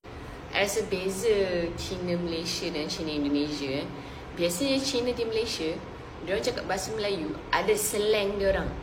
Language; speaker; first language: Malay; non-native, local second language; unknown